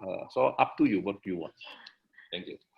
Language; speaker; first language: English; non-native, learner; Indonesian